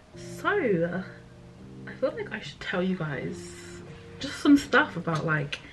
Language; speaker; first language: English; native; English